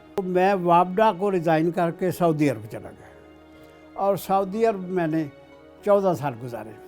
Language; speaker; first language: Urdu; non-native, local second language; Punjabi